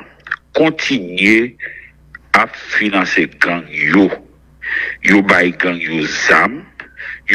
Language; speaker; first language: French; non-native, local second language; Haitian Creole